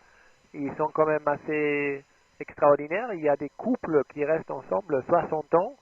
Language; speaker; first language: French; non-native, fluent; German